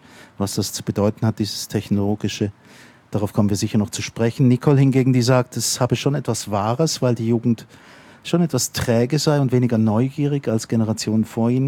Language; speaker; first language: German; native; German